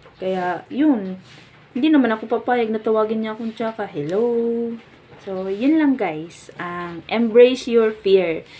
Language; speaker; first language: Filipino; non-native, local second language; Hiligaynon